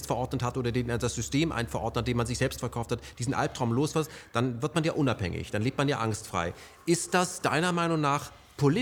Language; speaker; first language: German; native; German